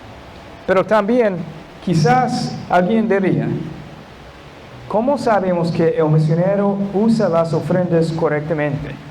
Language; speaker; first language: Spanish; non-native, fluent; English